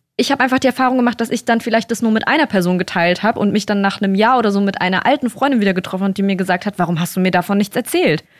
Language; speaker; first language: German; early bilingual, other home language; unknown